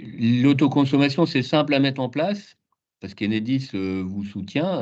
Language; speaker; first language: French; native; French